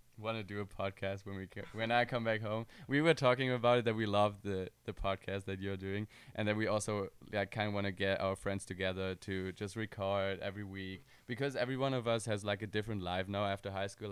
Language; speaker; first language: English; non-native, fluent; German